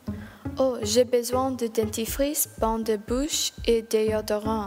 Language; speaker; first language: French; non-native, learner; English